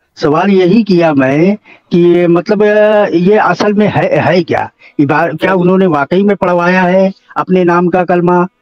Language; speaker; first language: Urdu; native; Urdu